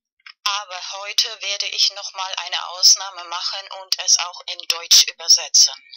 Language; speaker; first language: German; non-native, fluent; Spanish